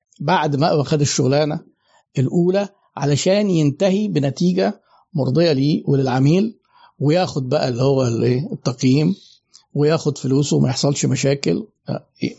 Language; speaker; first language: Arabic; native; Arabic